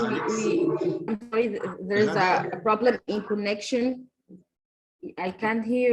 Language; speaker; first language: English; non-native, learner; Arabic